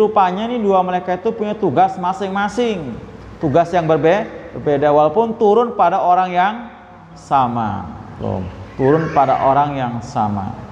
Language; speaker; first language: Indonesian; native; Indonesian